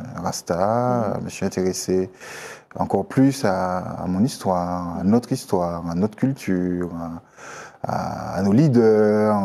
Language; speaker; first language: French; native; French